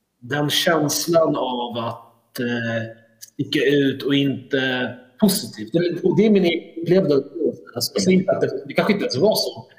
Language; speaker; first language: Swedish; early bilingual, other home language; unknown